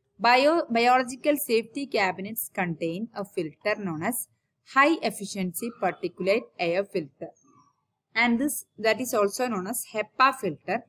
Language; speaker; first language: English; non-native, local second language; Malayalam